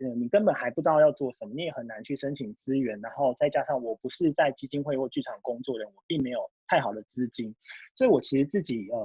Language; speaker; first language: Chinese; early bilingual, heritage; Japanese